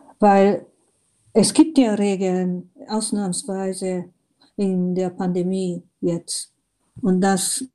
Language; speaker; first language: German; non-native, fluent; Japanese